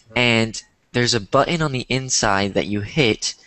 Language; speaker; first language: English; native; English